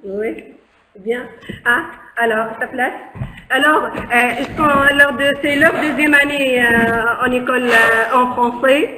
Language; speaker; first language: French; non-native, local second language; Arabic